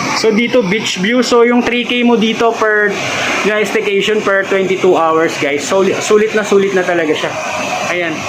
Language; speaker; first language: Filipino; native; Filipino